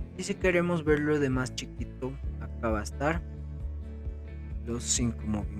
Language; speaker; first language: Spanish; native; Spanish